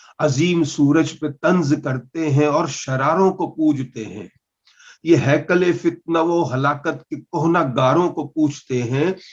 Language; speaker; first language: Urdu; non-native, local second language; Punjabi